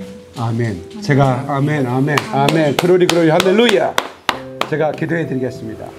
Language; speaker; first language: Korean; native; Korean